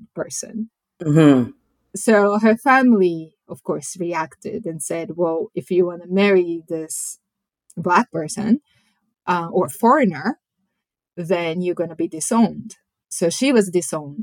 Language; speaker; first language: English; non-native, fluent; Japanese